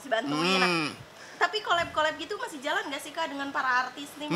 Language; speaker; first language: Indonesian; native; Indonesian